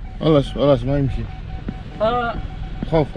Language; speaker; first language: Arabic; non-native, learner; Indonesian